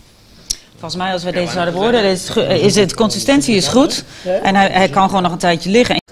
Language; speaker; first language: Dutch; native; Dutch